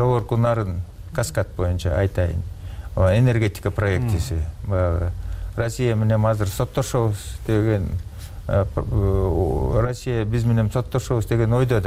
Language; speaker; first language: Kyrgyz; native; Kyrgyz